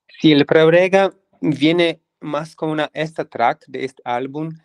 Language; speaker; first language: Spanish; non-native, fluent; Portuguese